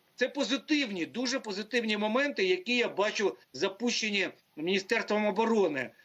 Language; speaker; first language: Ukrainian; native; Ukrainian